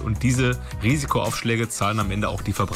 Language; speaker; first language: German; native; German